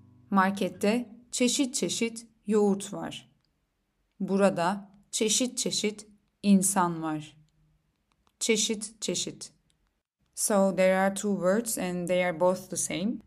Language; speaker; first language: English; non-native, fluent; Turkish